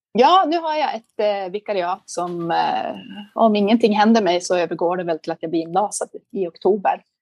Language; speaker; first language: Swedish; native; Swedish